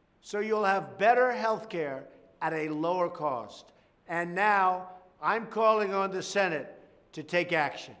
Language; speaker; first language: English; native; English